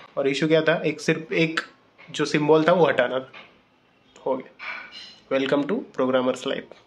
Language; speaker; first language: Hindi; non-native, local second language; Marathi